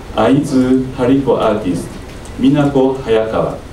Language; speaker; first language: English; non-native, learner; Japanese